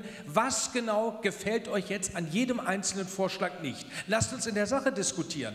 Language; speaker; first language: German; native; German